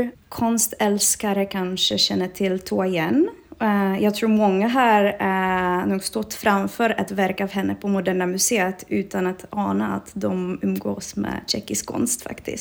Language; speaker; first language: Swedish; non-native, fluent; Czech